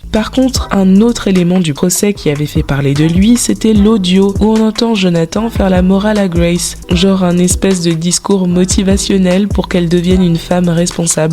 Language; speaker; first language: French; native; French